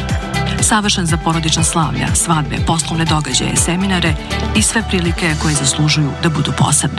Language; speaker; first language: Serbian; native; Serbian